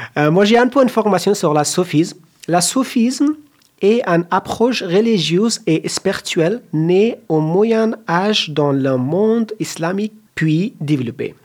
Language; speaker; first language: French; non-native, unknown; Persian